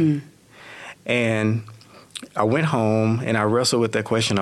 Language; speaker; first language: English; native; English